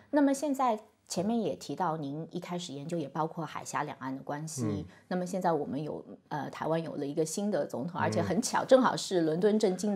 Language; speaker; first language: Chinese; native; Chinese